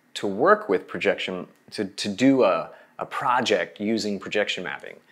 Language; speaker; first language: English; native; English